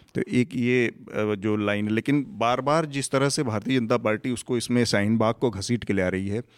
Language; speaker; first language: Hindi; non-native, local second language; Marathi